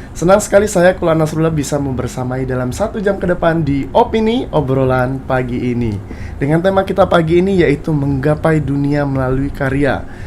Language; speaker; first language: Indonesian; native; Indonesian